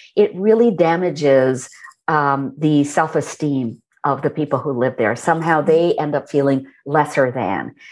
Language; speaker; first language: English; early bilingual, other home language; Hindi